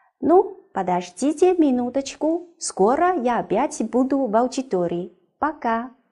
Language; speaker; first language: Russian; non-native, fluent; Chinese